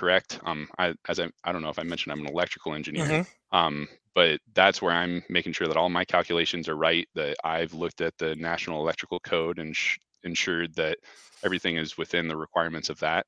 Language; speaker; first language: English; native; English